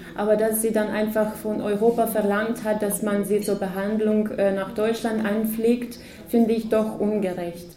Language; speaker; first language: German; non-native, fluent; Ukrainian